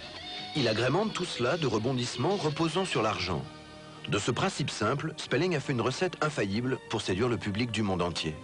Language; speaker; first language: French; native; French